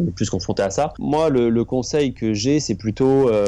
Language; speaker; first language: French; native; French